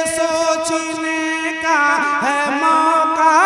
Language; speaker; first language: Hindi; native; Hindi